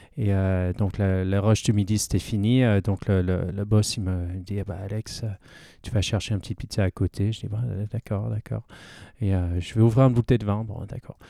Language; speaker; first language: French; non-native, fluent; English